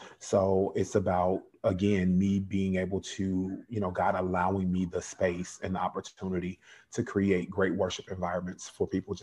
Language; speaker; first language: English; native; English